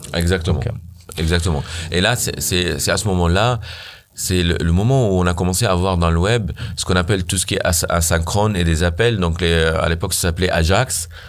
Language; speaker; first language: French; non-native, fluent; Arabic